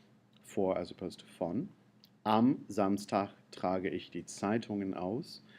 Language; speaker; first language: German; non-native, fluent; English